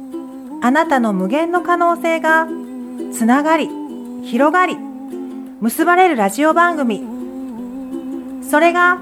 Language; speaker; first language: Japanese; native; Japanese